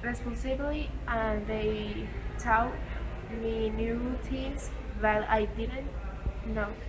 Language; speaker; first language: English; non-native, learner; Spanish